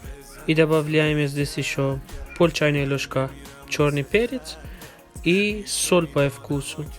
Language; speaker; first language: Russian; non-native, fluent; Persian